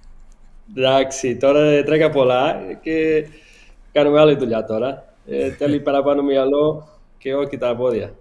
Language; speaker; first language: Greek; non-native, learner; Portuguese